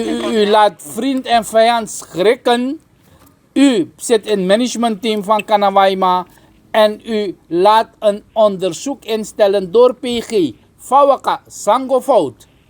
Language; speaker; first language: Dutch; non-native, local second language; Caribbean Hindustani